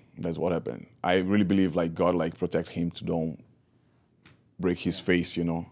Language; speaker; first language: English; non-native, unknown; Portuguese